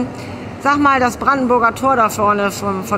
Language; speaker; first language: German; native; German